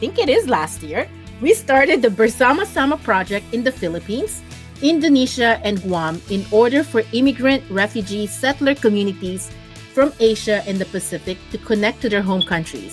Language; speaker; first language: English; non-native, local second language; Filipino